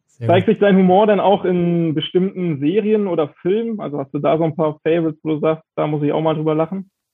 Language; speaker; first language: German; native; German